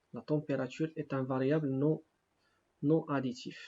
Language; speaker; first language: French; non-native, local second language; Arabic